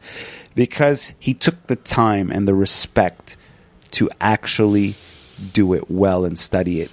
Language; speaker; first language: English; non-native, fluent; Punjabi